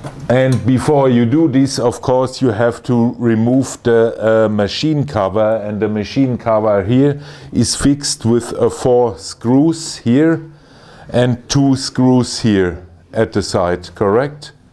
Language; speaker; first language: English; non-native, fluent; German